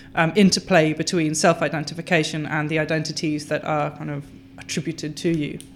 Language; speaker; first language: English; native; English